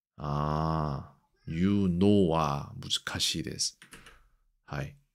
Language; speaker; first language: Japanese; non-native, learner; Korean